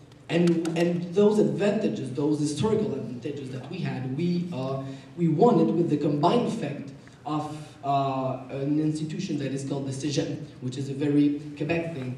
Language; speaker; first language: English; non-native, fluent; French